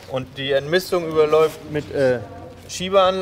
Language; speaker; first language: German; native; German